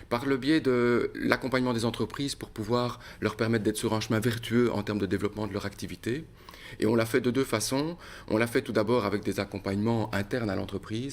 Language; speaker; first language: French; native; French